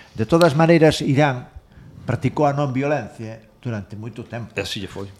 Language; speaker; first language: Galician; non-native, local second language; Spanish